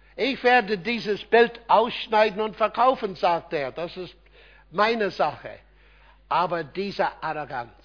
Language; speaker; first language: German; non-native, fluent; English